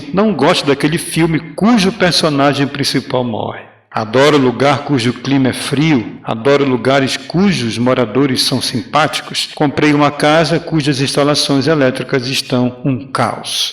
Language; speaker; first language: Portuguese; native; Portuguese